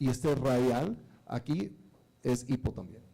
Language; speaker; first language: Spanish; native; Spanish